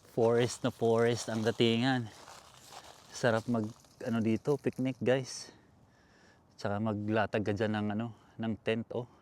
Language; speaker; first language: Filipino; native; Filipino